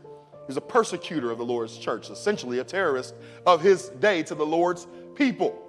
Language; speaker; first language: English; native; English